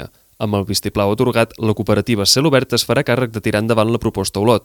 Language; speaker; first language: Catalan; native; Catalan